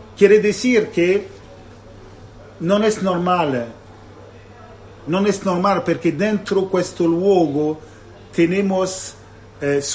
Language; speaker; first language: Spanish; non-native, learner; Italian